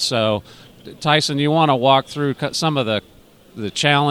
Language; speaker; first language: English; native; English